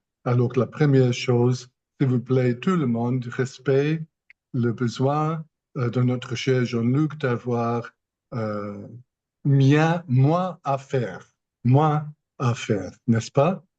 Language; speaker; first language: French; non-native, fluent; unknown